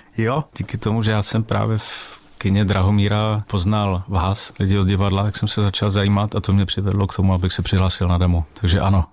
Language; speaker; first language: Czech; native; Czech